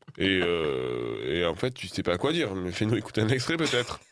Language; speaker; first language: French; native; French